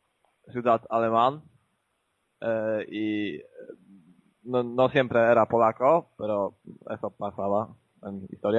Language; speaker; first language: Spanish; non-native, learner; Polish